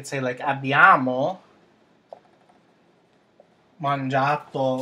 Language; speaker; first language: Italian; non-native, fluent; English